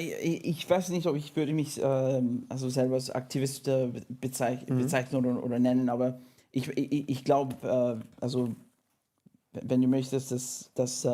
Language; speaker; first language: German; non-native, fluent; English